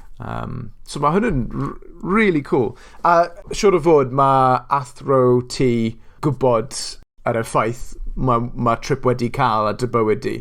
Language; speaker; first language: Welsh; non-native, local second language; English